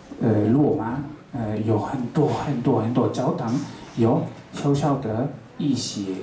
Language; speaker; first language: Chinese; non-native, fluent; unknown